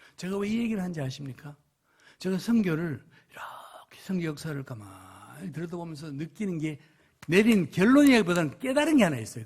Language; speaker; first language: Korean; native; Korean